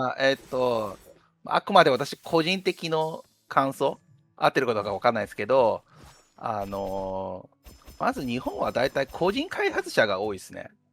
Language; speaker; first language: Japanese; non-native, fluent; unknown